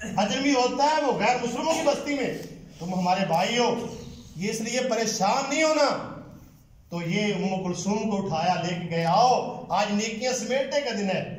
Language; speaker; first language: Urdu; non-native, local second language; Punjabi